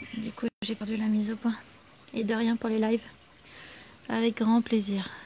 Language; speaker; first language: French; native; French